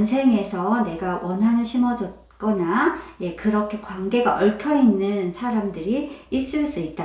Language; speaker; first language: Korean; native; Korean